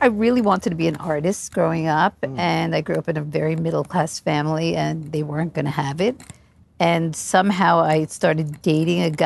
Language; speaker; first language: English; native; English